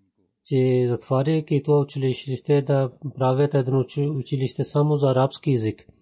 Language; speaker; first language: Bulgarian; non-native, fluent; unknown